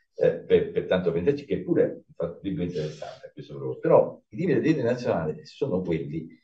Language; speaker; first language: Italian; native; Italian